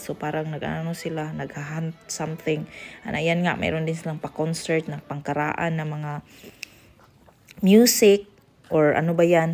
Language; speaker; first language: Filipino; non-native, local second language; Cebuano